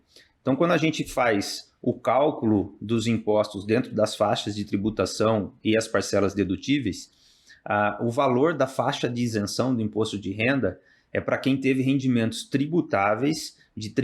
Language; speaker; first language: Portuguese; native; Portuguese